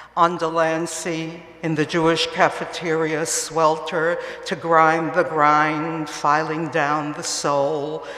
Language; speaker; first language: English; early bilingual, other home language; Spanish